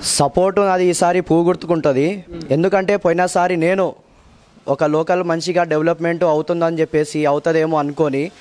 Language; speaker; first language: Telugu; native; Telugu